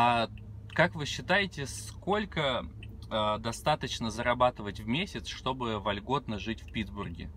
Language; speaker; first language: Russian; native; Russian